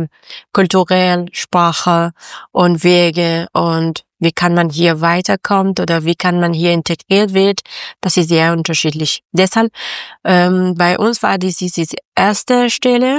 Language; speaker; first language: German; non-native, learner; Persian